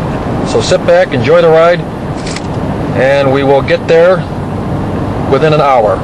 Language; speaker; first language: English; native; English